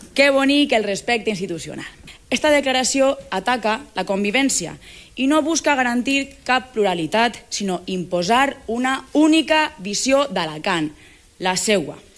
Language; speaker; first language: Catalan; native; Catalan